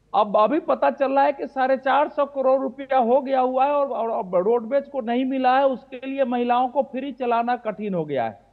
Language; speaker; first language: Hindi; native; Hindi